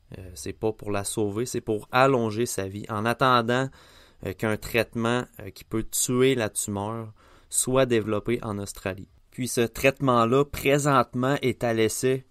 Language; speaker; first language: French; native; French